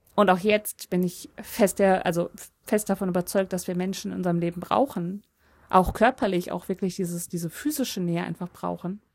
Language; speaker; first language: German; early bilingual, other home language; Polish